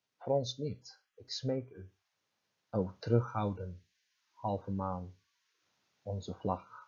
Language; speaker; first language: Dutch; non-native, fluent; Turkish